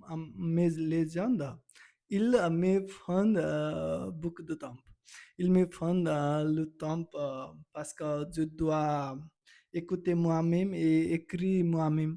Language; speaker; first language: French; non-native, learner; Nepali